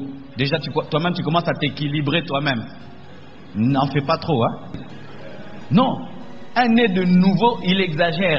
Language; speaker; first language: French; non-native, local second language; Lingala